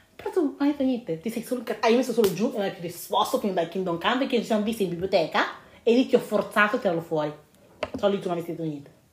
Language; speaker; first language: Italian; early bilingual, other home language; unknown